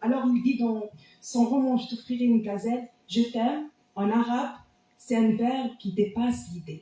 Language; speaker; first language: French; non-native, local second language; Arabic